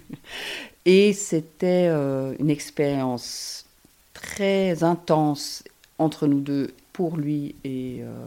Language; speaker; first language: French; non-native, fluent; German